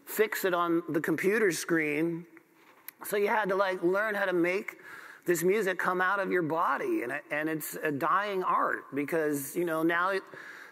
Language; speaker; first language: English; native; English